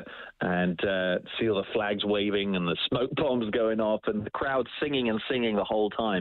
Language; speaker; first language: English; native; English